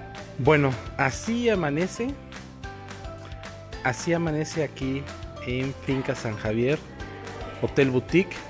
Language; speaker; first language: Spanish; native; Spanish